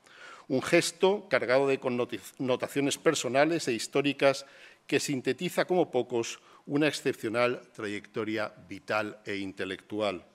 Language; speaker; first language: Spanish; native; Spanish